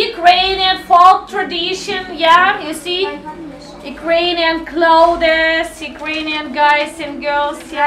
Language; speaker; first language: English; non-native, fluent; Ukrainian